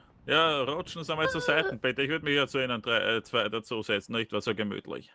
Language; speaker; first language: German; native; German